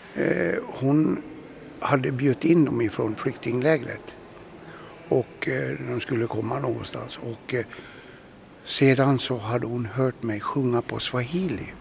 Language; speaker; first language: Swedish; native; Swedish